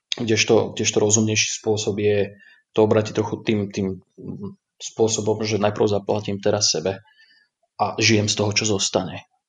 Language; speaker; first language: Slovak; native; Slovak